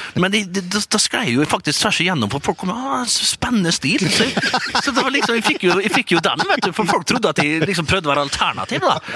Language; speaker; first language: Norwegian; native; Norwegian